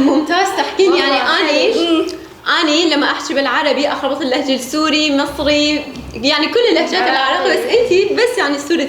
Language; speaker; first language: Arabic; non-native, fluent; Persian